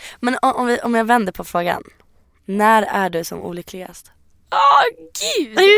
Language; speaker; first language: Swedish; native; Swedish